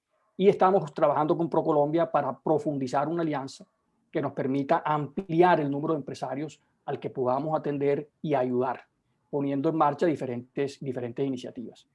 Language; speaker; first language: Spanish; native; Spanish